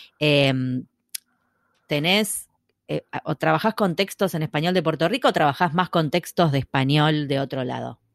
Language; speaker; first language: Spanish; native; Spanish